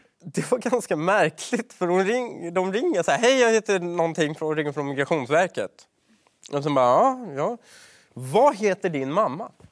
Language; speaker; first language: Swedish; early bilingual, other home language; Persian